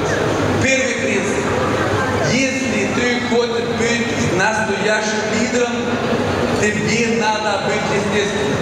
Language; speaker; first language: Russian; non-native, fluent; Swedish